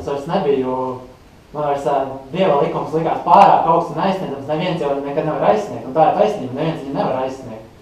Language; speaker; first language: Latvian; native; Latvian